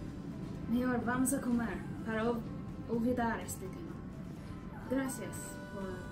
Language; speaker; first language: Spanish; non-native, learner; English